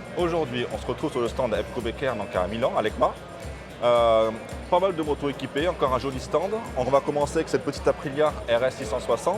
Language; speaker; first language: French; native; French